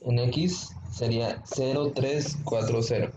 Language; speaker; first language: Spanish; native; Spanish